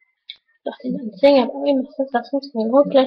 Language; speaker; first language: French; native; French